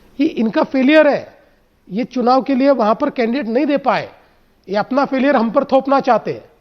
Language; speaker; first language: Hindi; non-native, local second language; Marathi